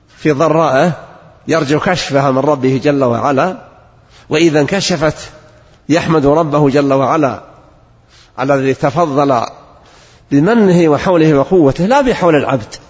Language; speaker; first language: Arabic; native; Arabic